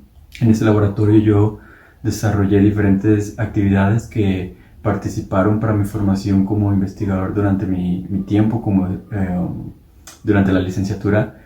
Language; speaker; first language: Spanish; native; Spanish